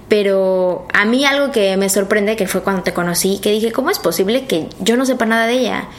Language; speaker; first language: Spanish; native; Spanish